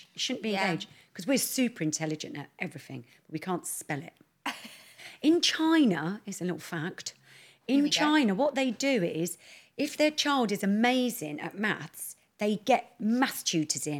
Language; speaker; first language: English; native; English